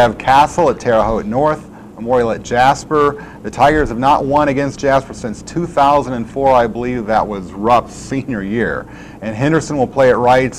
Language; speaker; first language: English; native; English